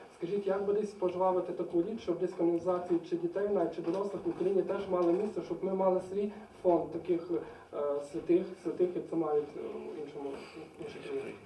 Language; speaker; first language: Ukrainian; native; Ukrainian